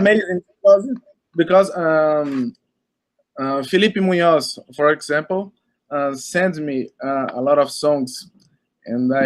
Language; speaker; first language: English; non-native, learner; Portuguese